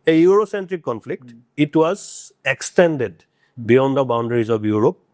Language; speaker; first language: English; non-native, local second language; Assamese